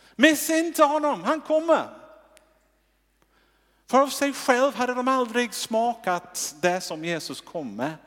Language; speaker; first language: Swedish; non-native, fluent; English